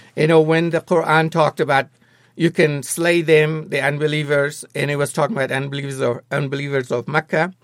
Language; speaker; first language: English; non-native, fluent; Persian